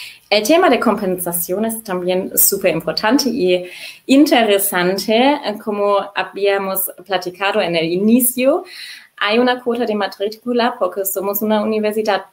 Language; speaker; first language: Spanish; non-native, fluent; German